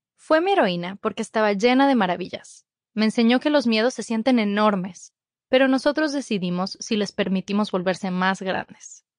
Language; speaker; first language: Spanish; native; Spanish